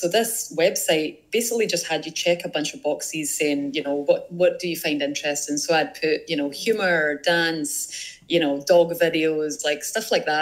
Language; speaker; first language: English; native; English